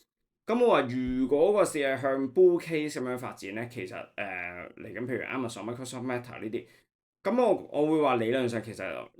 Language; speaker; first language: Cantonese; native; Cantonese